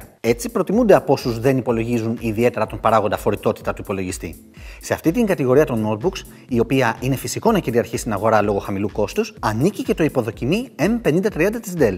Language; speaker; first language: Greek; native; Greek